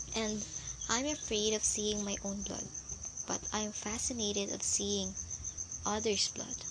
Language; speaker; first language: English; non-native, local second language; Filipino